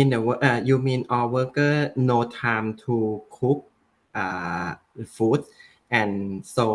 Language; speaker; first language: English; non-native, learner; Thai